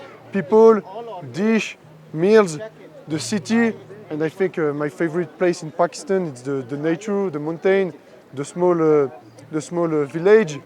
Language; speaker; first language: English; non-native, fluent; French